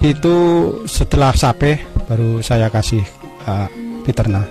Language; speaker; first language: Indonesian; non-native, local second language; Javanese